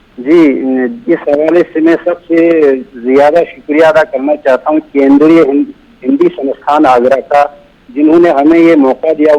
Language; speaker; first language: Urdu; non-native, local second language; Shina